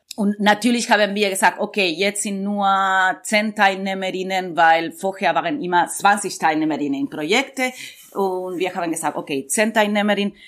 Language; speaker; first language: German; non-native, learner; Spanish